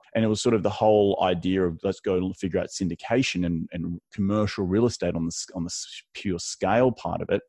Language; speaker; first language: English; native; English